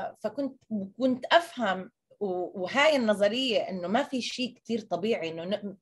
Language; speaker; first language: Arabic; early bilingual, heritage; Arabic